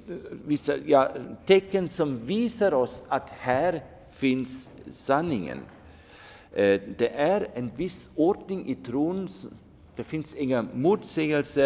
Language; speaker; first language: Swedish; non-native, fluent; German